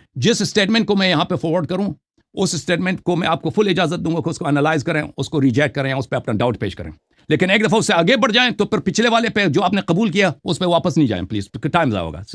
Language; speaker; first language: Urdu; non-native, fluent; Persian